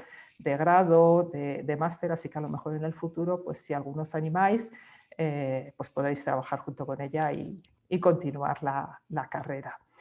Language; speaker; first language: Spanish; native; Spanish